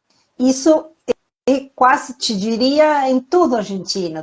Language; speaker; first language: Portuguese; non-native, fluent; Spanish